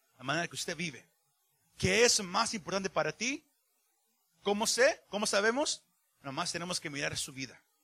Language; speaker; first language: Spanish; early bilingual, heritage; Spanish